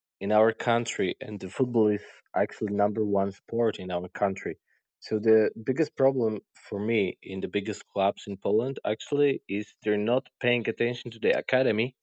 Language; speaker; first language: English; non-native, fluent; Polish